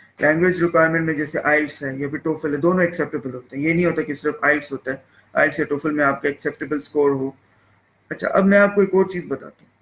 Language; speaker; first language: Urdu; native; Urdu